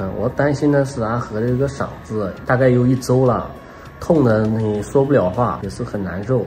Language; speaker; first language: Chinese; native; Chinese